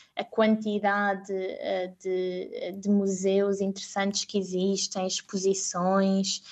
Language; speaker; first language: Portuguese; native; Portuguese